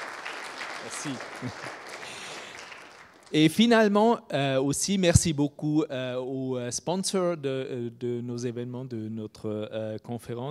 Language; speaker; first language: French; non-native, fluent; German